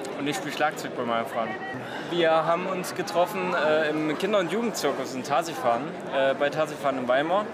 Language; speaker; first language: German; native; German